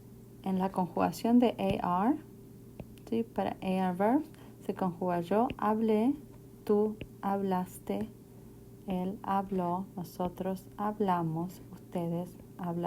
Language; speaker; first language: Spanish; non-native, fluent; English